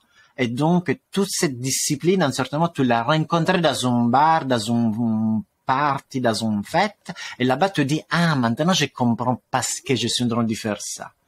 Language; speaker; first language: French; non-native, fluent; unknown